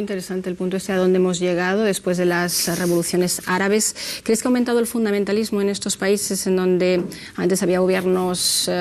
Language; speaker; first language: Spanish; native; Spanish